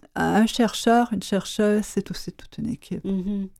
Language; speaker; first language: French; native; French